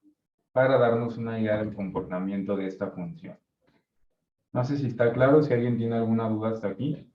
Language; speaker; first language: Spanish; native; Spanish